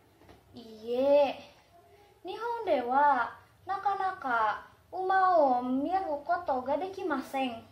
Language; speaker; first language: Japanese; non-native, learner; Indonesian